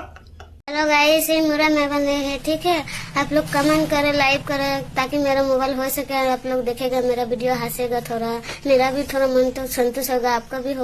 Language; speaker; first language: Hindi; non-native, local second language; Odia